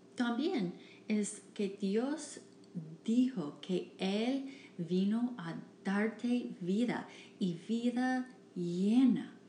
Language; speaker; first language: Spanish; non-native, fluent; English